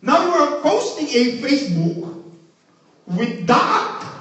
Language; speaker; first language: English; non-native, local second language; Filipino